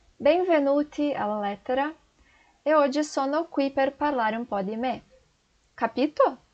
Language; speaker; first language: Italian; non-native, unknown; Portuguese